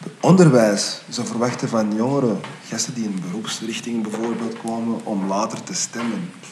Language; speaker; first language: Dutch; early bilingual, other home language; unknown